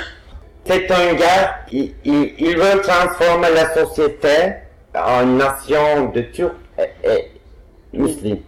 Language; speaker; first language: French; non-native, fluent; Turkish